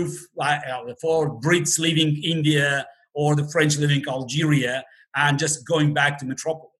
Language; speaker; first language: English; non-native, fluent; Russian